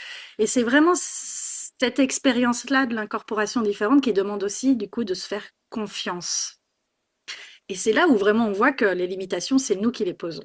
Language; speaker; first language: French; native; French